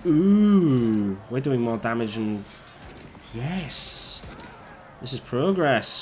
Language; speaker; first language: English; native; English